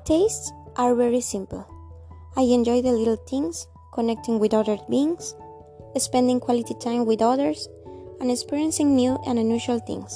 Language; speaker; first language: English; non-native, learner; Spanish